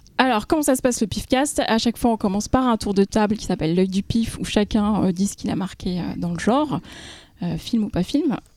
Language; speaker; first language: French; native; French